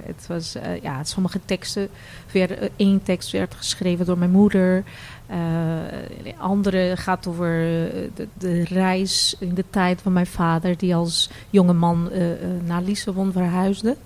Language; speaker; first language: Dutch; non-native, fluent; Portuguese